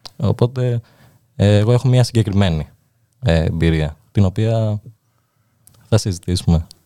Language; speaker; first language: Greek; early bilingual, other home language; Albanian